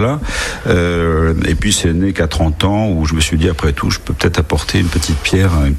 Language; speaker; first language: French; native; French